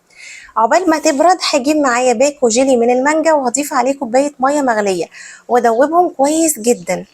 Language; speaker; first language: Arabic; native; Arabic